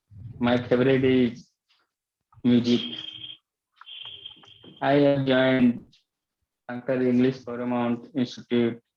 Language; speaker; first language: English; non-native, learner; Hindi